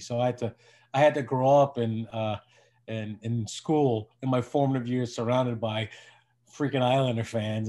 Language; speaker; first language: English; native; English